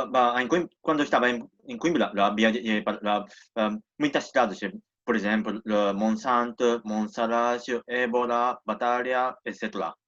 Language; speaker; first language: Portuguese; non-native, learner; Japanese